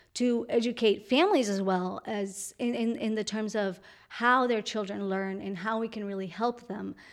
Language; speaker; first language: English; non-native, fluent; Spanish